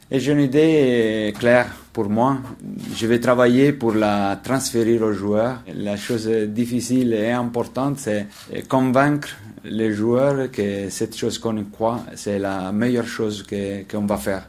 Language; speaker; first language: French; non-native, fluent; Italian